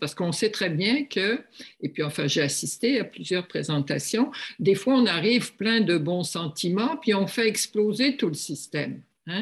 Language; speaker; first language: French; native; French